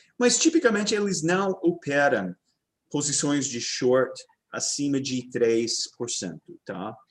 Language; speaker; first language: Portuguese; non-native, fluent; English